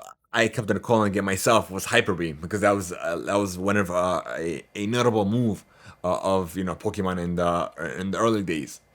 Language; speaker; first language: English; early bilingual, heritage; Arabic